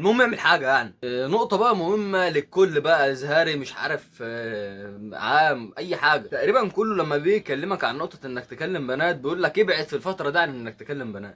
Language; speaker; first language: Arabic; native; Arabic